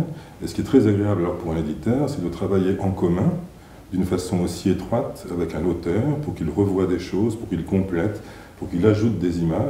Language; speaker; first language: French; native; French